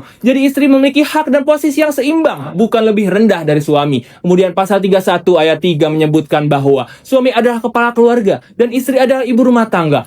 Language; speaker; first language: Indonesian; native; Indonesian